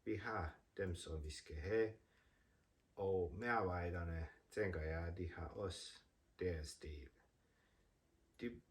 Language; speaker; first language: Danish; non-native, fluent; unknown